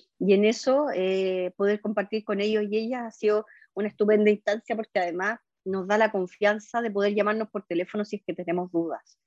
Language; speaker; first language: Spanish; native; Spanish